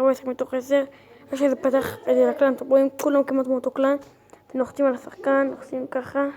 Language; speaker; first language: Hebrew; native; Hebrew